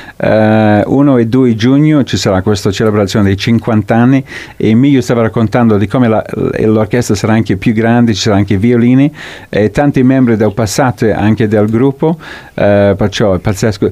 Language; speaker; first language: Italian; non-native, fluent; English